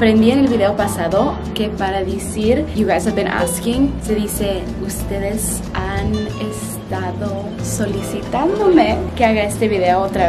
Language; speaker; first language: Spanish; early bilingual, heritage; Spanish